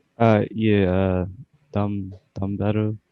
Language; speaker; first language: Japanese; non-native, learner; English